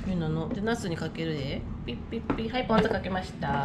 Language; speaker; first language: Japanese; native; Japanese